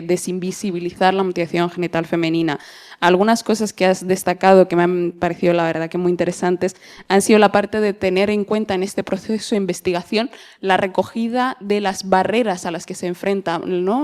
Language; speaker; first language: Spanish; native; Spanish